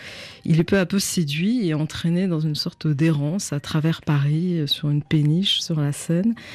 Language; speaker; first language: French; native; French